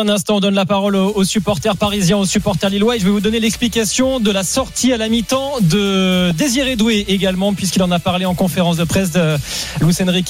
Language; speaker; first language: French; native; French